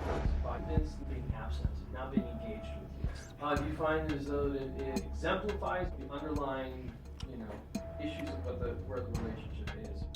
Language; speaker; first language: English; native; English